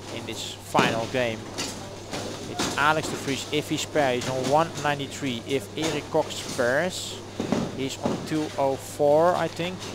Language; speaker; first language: English; non-native, fluent; Dutch